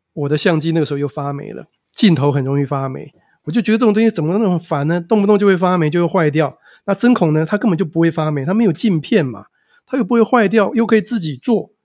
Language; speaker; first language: Chinese; native; Chinese